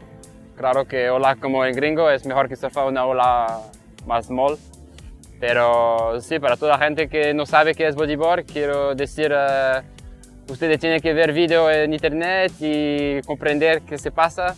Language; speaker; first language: Spanish; non-native, fluent; French